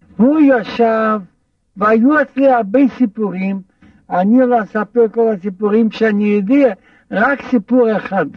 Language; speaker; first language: Hebrew; non-native, fluent; Russian